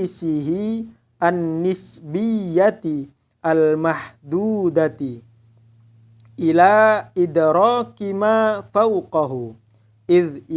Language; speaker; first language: Arabic; non-native, fluent; Indonesian